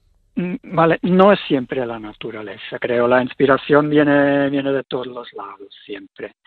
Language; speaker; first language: Spanish; non-native, fluent; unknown